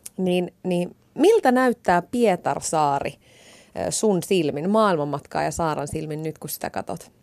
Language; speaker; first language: Finnish; native; Finnish